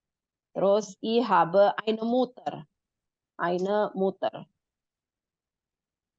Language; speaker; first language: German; non-native, fluent; Indonesian